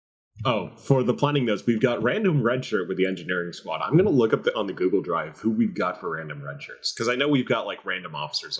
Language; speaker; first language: English; native; English